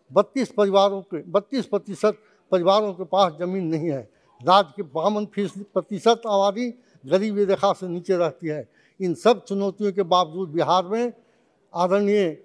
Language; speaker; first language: Hindi; native; Hindi